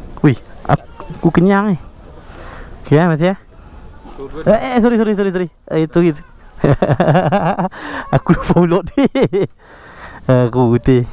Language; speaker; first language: Malay; native; Malay